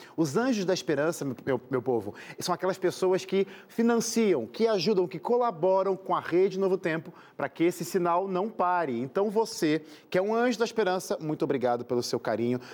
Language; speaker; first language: Portuguese; native; Portuguese